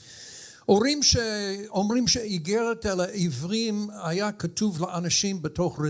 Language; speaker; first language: Hebrew; non-native, fluent; English